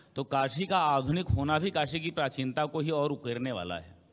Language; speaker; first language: Hindi; native; Hindi